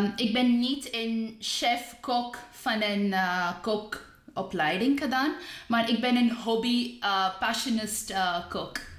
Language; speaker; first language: Dutch; non-native, learner; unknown